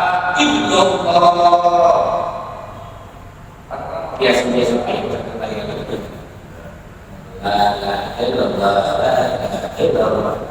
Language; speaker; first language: Indonesian; non-native, local second language; Sundanese